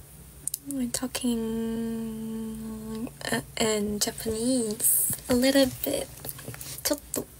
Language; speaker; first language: English; non-native, fluent; Georgian